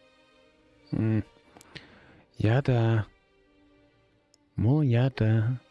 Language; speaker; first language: Japanese; non-native, learner; French